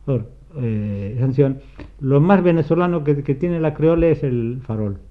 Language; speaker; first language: Spanish; non-native, local second language; Basque